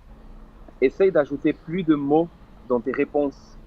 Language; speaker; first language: French; non-native, fluent; Portuguese